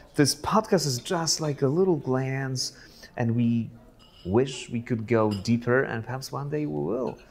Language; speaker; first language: English; non-native, fluent; Polish